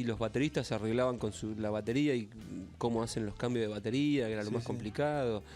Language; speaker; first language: Spanish; native; Spanish